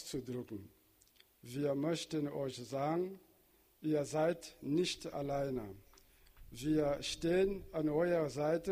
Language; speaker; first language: German; non-native, fluent; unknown